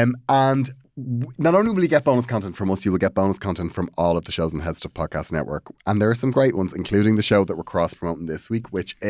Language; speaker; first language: English; native; English